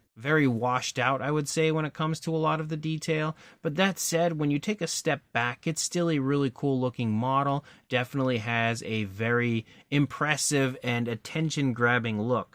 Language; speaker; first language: English; native; English